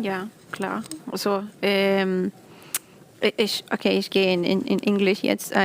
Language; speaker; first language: German; non-native, learner; Spanish